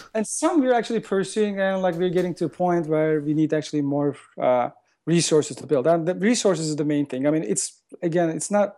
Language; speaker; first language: English; non-native, fluent; Turkish